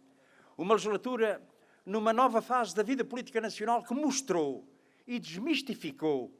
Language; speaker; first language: Portuguese; native; Portuguese